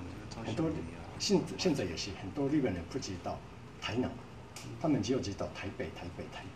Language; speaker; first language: Chinese; non-native, fluent; Japanese